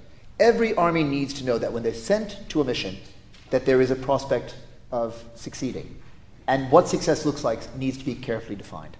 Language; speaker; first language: English; native; English